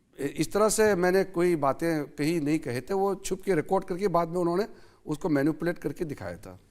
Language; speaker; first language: Hindi; non-native, local second language; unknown